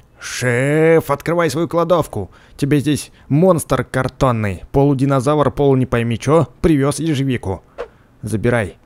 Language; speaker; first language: Russian; native; Russian